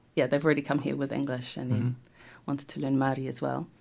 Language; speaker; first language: English; native; English